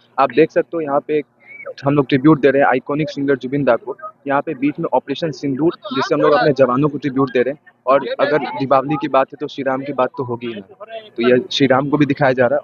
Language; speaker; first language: Hindi; native; Hindi